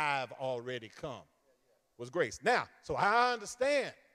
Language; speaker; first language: English; native; English